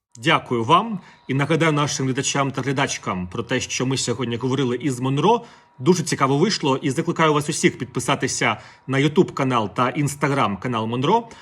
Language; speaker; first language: Ukrainian; native; Ukrainian